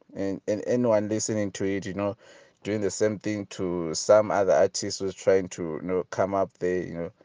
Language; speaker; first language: English; non-native, local second language; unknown